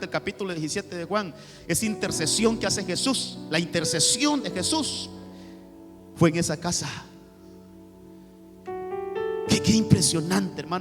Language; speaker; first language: Spanish; native; Spanish